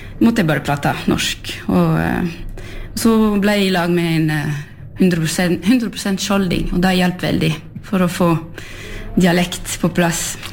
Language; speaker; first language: Norwegian; early bilingual, heritage; French